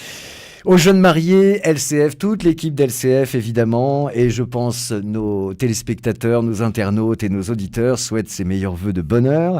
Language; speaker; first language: French; native; French